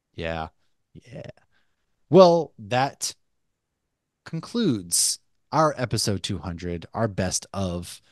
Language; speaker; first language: English; native; English